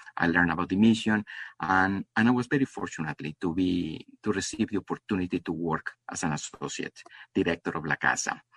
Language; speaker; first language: English; non-native, fluent; Spanish